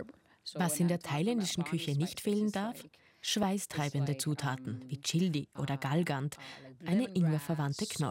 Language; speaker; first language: German; native; German